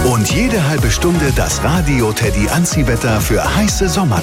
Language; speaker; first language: German; native; German